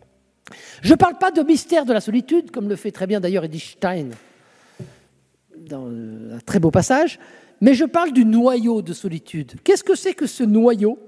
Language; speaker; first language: French; native; French